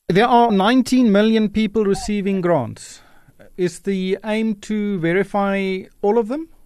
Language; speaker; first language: English; non-native, local second language; Afrikaans